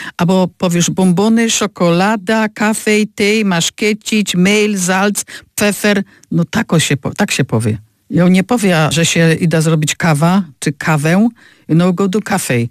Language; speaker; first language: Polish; native; Polish